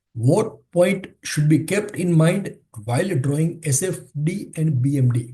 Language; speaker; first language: English; non-native, local second language; Gujarati